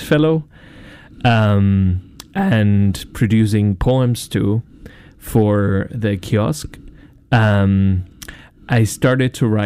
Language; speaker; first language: English; non-native, fluent; Spanish